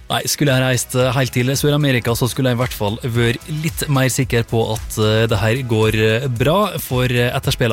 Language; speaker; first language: Norwegian; native; Norwegian